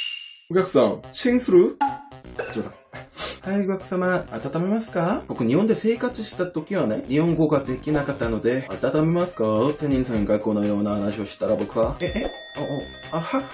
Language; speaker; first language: Japanese; non-native, learner; Korean